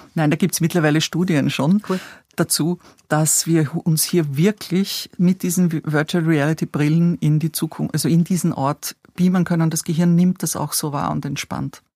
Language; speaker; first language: German; native; German